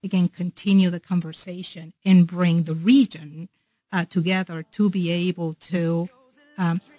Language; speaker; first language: English; non-native, fluent; Spanish